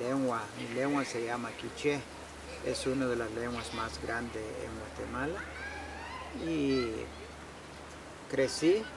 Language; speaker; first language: Spanish; non-native, local second language; Kʼicheʼ